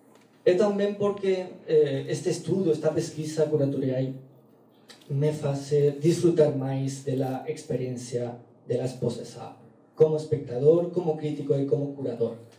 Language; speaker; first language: Portuguese; non-native, learner; Galician